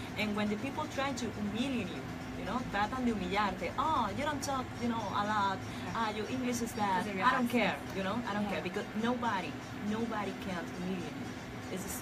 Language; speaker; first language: English; non-native, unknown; Spanish